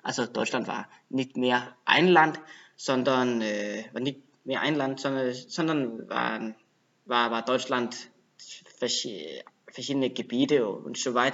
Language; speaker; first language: German; non-native, learner; Danish